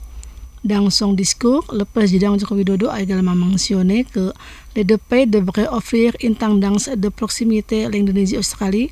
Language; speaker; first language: French; non-native, fluent; Indonesian